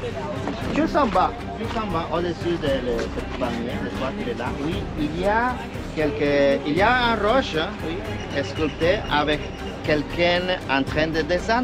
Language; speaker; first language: French; non-native, fluent; Spanish